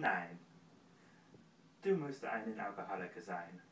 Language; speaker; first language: German; non-native, learner; English